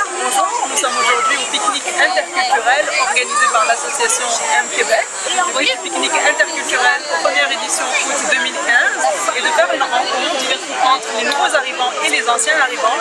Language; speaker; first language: French; native; French